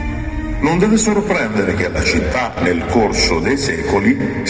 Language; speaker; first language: Italian; native; Italian